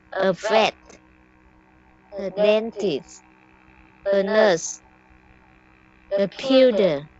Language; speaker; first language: English; non-native, learner; Vietnamese